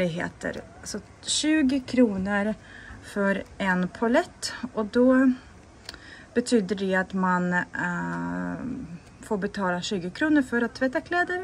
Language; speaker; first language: Swedish; non-native, fluent; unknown